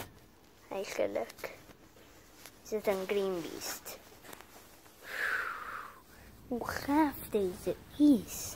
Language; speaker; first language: Dutch; non-native, learner; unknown